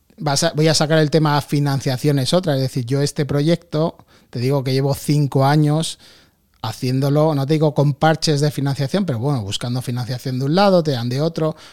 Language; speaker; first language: Spanish; native; Spanish